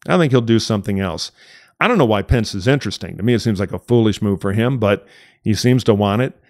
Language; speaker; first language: English; native; English